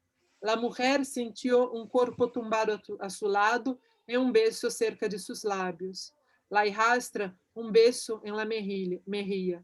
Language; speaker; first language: Spanish; non-native, learner; Portuguese